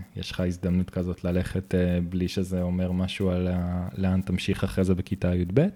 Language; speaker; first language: Hebrew; native; Hebrew